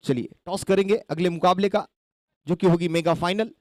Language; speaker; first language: Hindi; non-native, local second language; Marathi